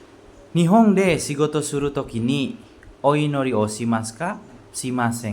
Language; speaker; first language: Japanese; non-native, fluent; Indonesian